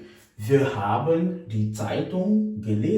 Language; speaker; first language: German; non-native, fluent; French